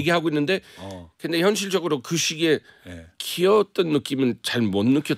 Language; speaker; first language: Korean; non-native, fluent; English